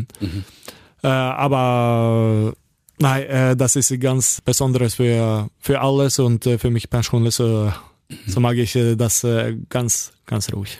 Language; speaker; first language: German; non-native, learner; Norwegian